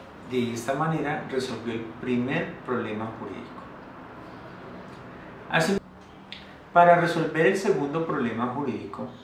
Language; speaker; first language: Spanish; native; Spanish